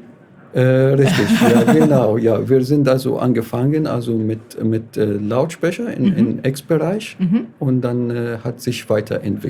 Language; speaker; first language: German; non-native, fluent; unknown